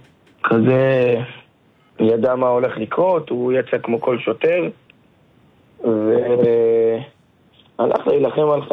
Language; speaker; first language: Hebrew; native; Hebrew